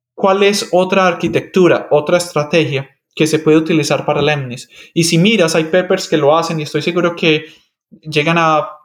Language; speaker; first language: Spanish; native; Spanish